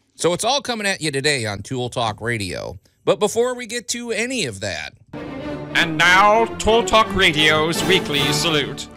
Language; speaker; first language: English; native; English